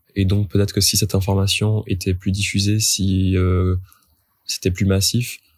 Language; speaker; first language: French; native; French